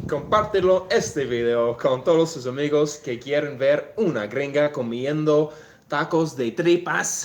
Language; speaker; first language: Spanish; non-native, learner; English